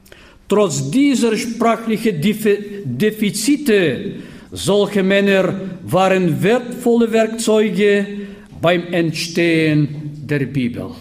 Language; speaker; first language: German; non-native, fluent; Bulgarian